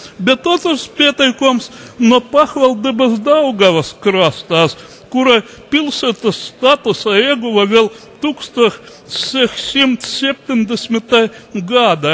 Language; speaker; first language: Latvian; non-native, local second language; Russian